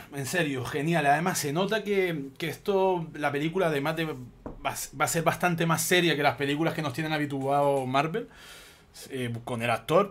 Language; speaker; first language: Spanish; native; Spanish